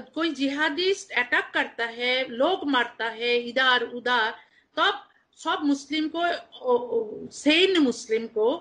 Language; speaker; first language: Hindi; non-native, learner; Bangla